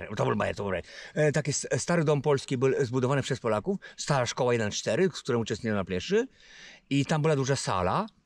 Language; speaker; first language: Polish; early bilingual, heritage; Romanian